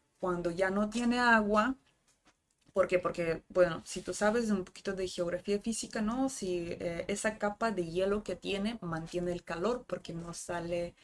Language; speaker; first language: Spanish; non-native, fluent; Russian